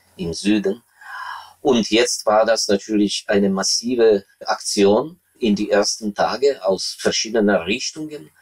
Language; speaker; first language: German; non-native, fluent; Ukrainian